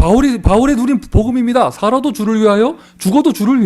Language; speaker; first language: Korean; native; Korean